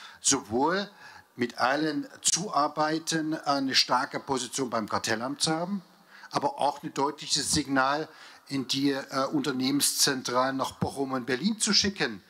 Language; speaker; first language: German; native; German